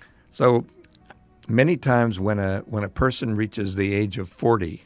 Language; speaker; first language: English; native; English